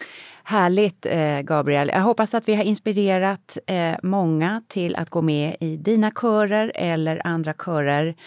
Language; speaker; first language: Swedish; native; Swedish